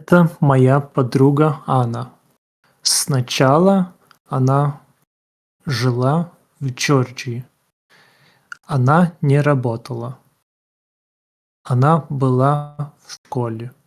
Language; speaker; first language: Russian; non-native, learner; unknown